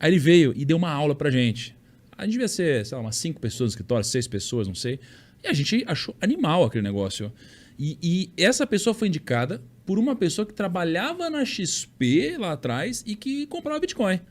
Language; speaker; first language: Portuguese; native; Portuguese